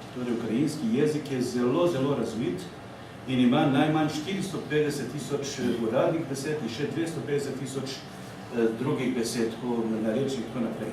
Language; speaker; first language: Slovenian; non-native, fluent; Ukrainian